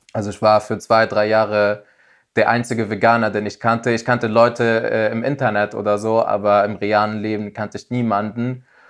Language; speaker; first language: German; non-native, fluent; Arabic